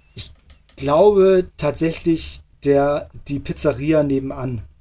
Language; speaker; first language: German; native; German